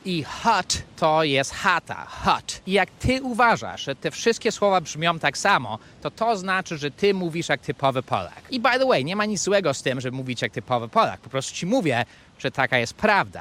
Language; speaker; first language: Polish; non-native, fluent; English